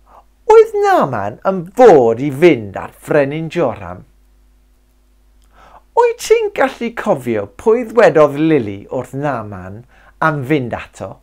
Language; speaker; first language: Welsh; non-native, local second language; English